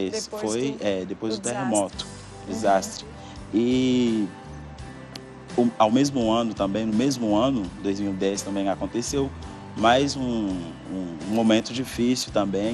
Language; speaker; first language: Portuguese; non-native, fluent; Haitian Creole